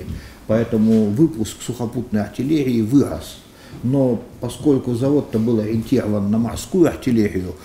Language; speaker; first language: Russian; native; Russian